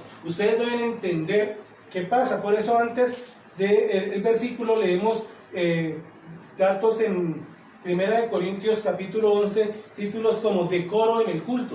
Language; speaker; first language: Spanish; native; Spanish